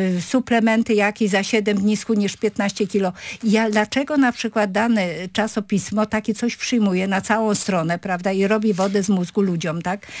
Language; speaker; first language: Polish; native; Polish